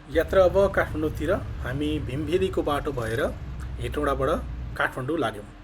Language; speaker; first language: Nepali; native; Nepali